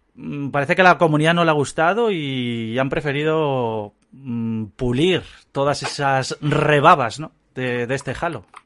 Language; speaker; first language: Spanish; native; Spanish